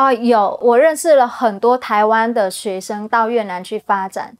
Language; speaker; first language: Chinese; non-native, fluent; Vietnamese